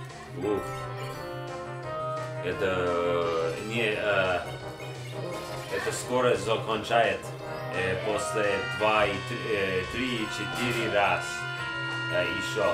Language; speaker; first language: Russian; non-native, learner; English